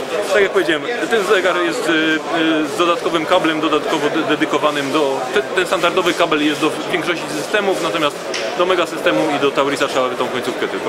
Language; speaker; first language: Polish; native; Polish